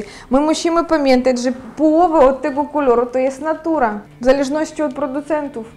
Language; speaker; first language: Polish; non-native, fluent; Ukrainian